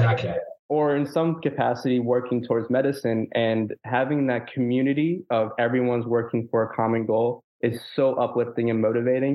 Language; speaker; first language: English; native; English